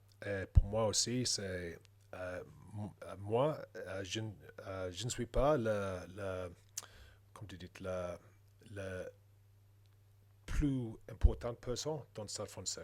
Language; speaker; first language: French; non-native, learner; English